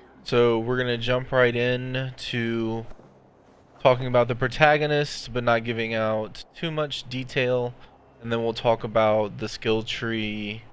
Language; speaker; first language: English; native; English